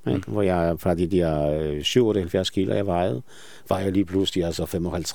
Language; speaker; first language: Danish; non-native, fluent; Polish